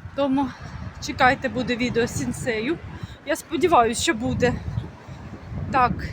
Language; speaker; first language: Ukrainian; native; Ukrainian